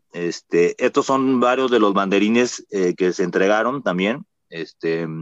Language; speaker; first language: Spanish; native; Spanish